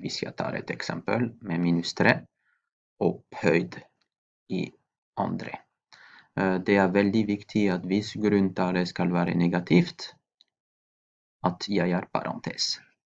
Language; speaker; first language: Norwegian; non-native, fluent; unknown